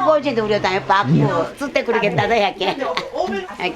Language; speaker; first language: Japanese; native; Japanese